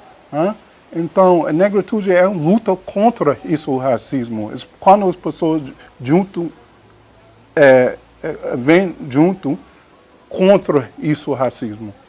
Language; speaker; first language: Portuguese; non-native, learner; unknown